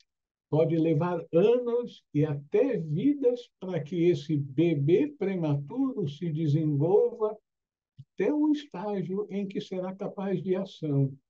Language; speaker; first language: Portuguese; native; Portuguese